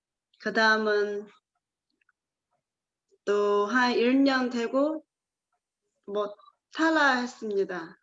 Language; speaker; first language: Korean; non-native, learner; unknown